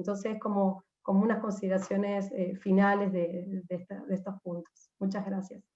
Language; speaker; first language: Spanish; native; Spanish